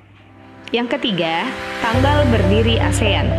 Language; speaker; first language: Indonesian; native; Indonesian